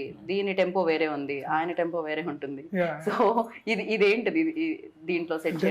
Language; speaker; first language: Telugu; native; Telugu